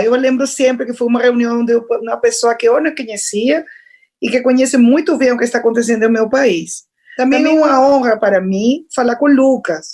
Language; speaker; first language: Portuguese; non-native, fluent; Spanish